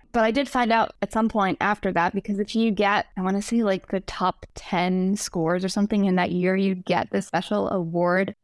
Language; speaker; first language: English; native; English